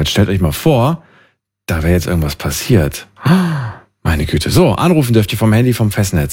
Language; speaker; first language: German; native; German